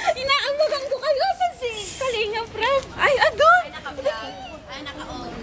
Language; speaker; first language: Filipino; native; Filipino